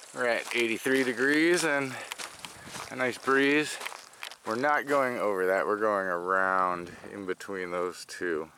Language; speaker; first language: English; native; English